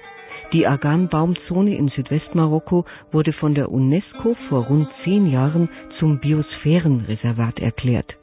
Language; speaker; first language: German; native; German